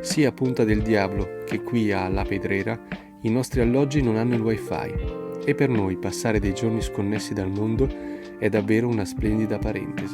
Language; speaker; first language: Italian; native; Italian